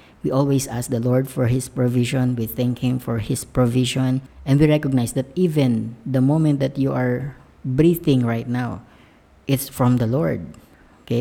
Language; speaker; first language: English; non-native, local second language; Filipino